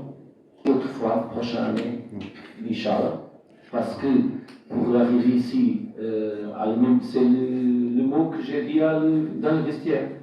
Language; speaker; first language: French; non-native, fluent; Portuguese